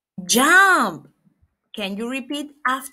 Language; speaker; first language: English; non-native, fluent; Spanish